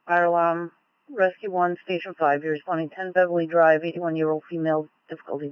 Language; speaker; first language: English; native; English